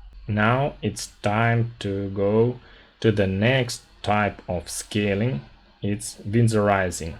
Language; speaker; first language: English; non-native, fluent; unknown